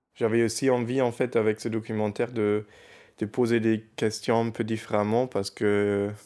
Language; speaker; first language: French; non-native, fluent; German